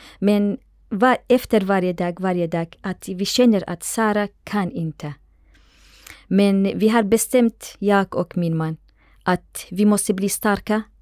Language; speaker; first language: Swedish; non-native, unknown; Central Kurdish